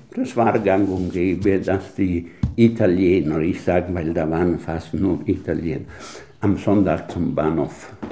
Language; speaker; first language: German; non-native, fluent; Italian